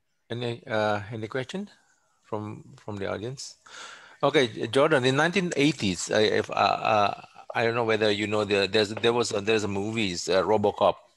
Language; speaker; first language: English; non-native, fluent; Indonesian